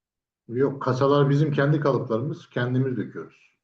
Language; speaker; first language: Turkish; native; Turkish